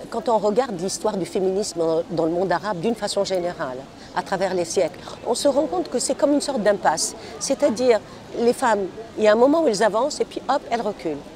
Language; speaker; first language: French; non-native, local second language; Arabic